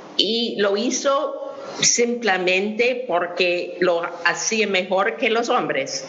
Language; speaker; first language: Spanish; non-native, fluent; English